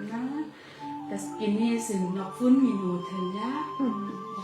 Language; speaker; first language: German; non-native, learner; Thai